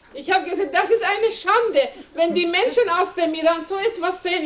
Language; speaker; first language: German; non-native, learner; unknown